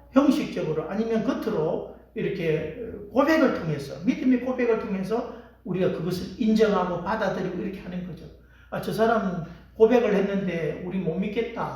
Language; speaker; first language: Korean; native; Korean